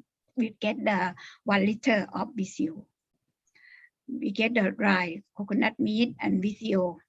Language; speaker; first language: English; non-native, learner; Thai